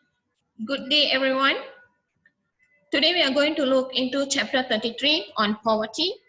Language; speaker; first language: English; non-native, local second language; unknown